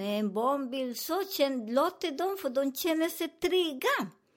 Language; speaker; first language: Swedish; non-native, fluent; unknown